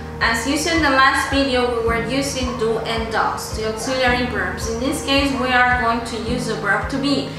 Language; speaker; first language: English; non-native, fluent; Spanish